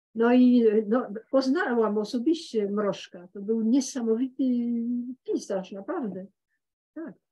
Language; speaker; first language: Polish; early bilingual, heritage; Polish